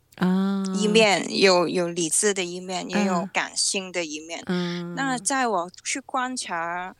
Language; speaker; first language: Chinese; non-native, local second language; Cantonese